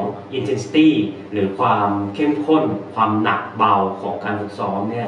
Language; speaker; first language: Thai; native; Thai